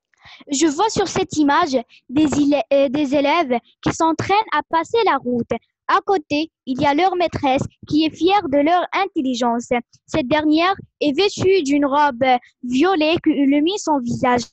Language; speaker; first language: French; non-native, learner; Arabic